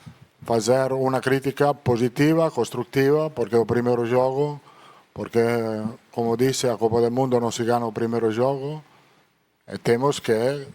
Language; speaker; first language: Portuguese; non-native, learner; Italian